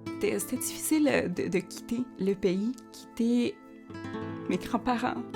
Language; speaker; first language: French; early bilingual, other home language; Spanish